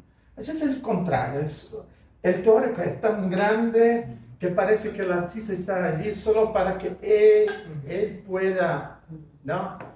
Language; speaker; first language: Spanish; non-native, fluent; Portuguese